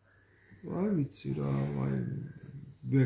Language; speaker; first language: Georgian; non-native, learner; German